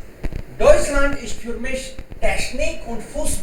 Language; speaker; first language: German; non-native, fluent; Hindi